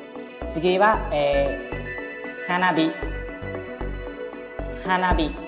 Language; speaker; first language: Japanese; non-native, fluent; Khmer